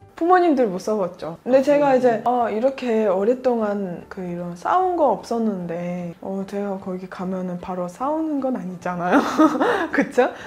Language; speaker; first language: Korean; non-native, fluent; Turkmen